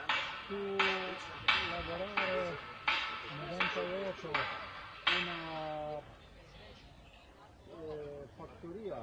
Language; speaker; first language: Italian; non-native, learner; Slovenian